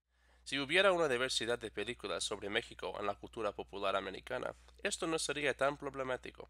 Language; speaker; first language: Spanish; non-native, fluent; English